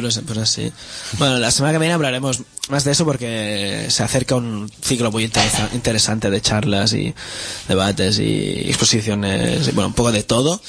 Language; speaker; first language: Spanish; native; Spanish